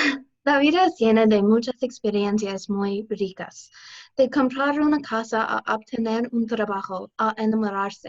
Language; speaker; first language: Spanish; non-native, learner; English